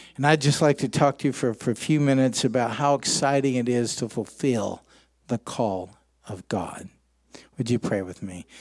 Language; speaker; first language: English; native; English